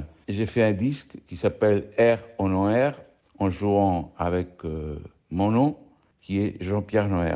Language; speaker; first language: French; early bilingual, heritage; French